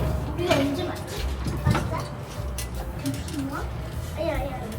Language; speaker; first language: Korean; early bilingual, other home language; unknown